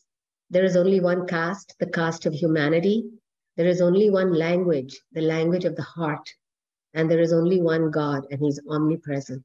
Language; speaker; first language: English; non-native, local second language; Hindi